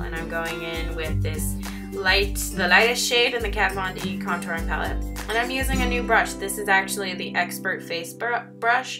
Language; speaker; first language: English; native; English